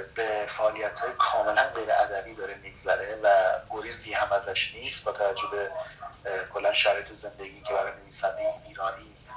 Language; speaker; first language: Persian; non-native, local second language; Kurdish